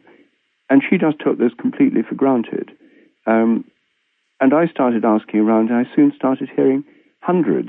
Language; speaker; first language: English; native; English